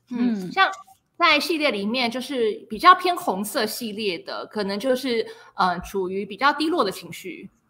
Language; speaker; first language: Chinese; native; Chinese